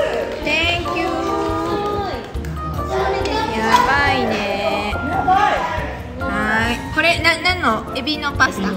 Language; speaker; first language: Japanese; native; Japanese